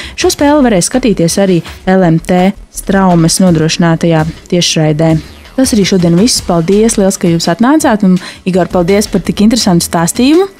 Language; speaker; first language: Latvian; native; Latvian